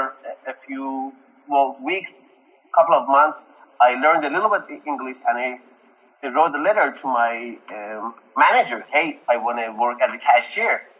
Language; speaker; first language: English; non-native, fluent; Persian